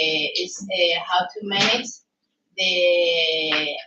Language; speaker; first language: English; non-native, learner; Spanish